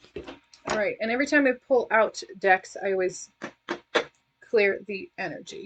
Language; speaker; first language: English; native; English